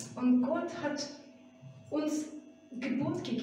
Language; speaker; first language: German; non-native, fluent; Russian